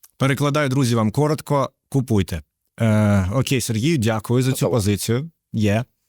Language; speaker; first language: Ukrainian; native; Ukrainian